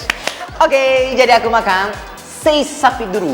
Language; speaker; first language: Indonesian; non-native, fluent; Japanese